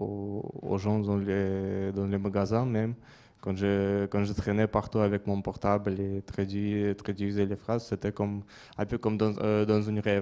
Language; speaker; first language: French; non-native, fluent; Russian